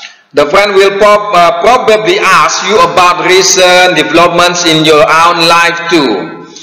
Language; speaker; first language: English; non-native, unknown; Indonesian